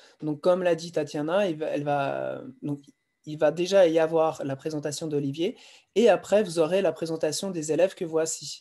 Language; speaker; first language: French; native; French